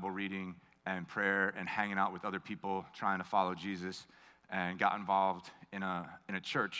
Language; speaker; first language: English; native; English